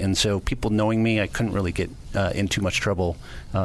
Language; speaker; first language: English; native; English